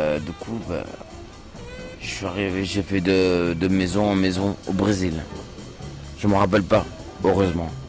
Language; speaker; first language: French; early bilingual, other home language; Portuguese